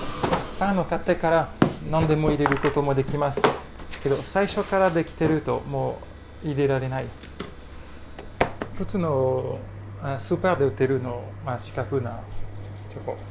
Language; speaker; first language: Japanese; non-native, learner; French